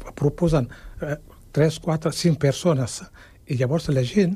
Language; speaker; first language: Catalan; non-native, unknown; Wolof